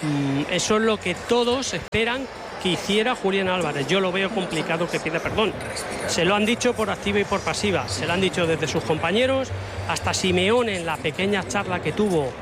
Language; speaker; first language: Spanish; native; Spanish